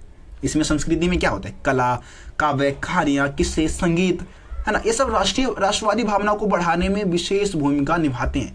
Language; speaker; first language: Hindi; native; Hindi